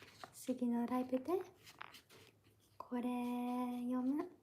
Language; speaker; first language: Japanese; non-native, learner; English